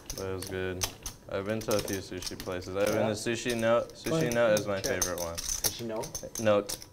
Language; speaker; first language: English; native; English